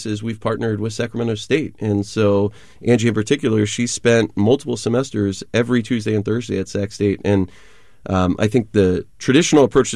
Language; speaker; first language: English; native; English